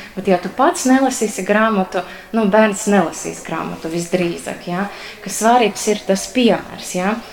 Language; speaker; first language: Latvian; non-native, local second language; Russian